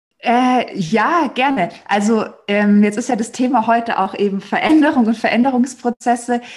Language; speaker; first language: German; native; German